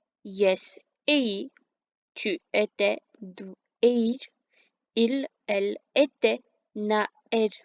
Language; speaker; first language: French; non-native, fluent; Armenian